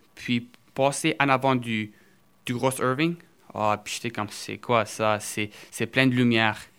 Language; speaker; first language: French; early bilingual, other home language; Portuguese